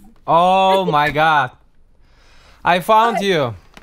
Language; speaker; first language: English; non-native, learner; Russian